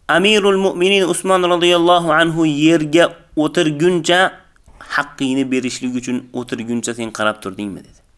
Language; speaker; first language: Uzbek; native; Uzbek